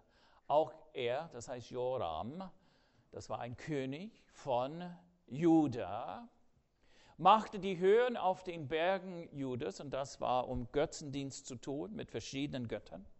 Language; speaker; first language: German; non-native, fluent; English